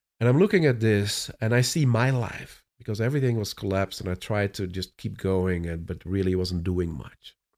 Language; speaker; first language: English; non-native, fluent; Dutch